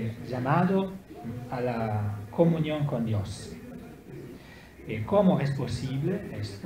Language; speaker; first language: Spanish; non-native, learner; Italian